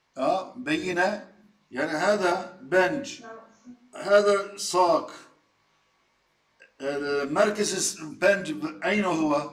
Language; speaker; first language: Arabic; non-native, fluent; Turkish